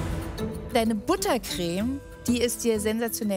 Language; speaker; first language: German; native; German